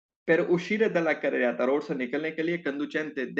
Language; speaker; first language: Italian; non-native, fluent; Urdu